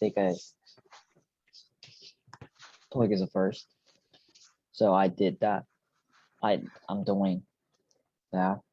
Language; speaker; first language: English; non-native, learner; Korean